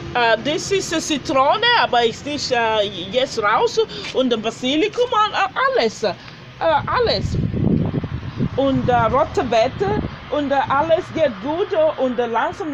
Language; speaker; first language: German; non-native, learner; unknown